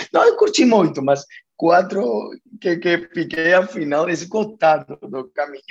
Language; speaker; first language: Portuguese; non-native, fluent; Spanish